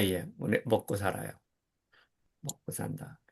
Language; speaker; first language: Korean; native; Korean